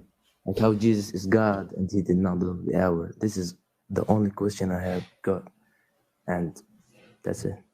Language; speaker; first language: English; non-native, learner; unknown